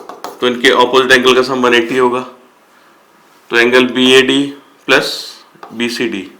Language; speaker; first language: Hindi; native; Hindi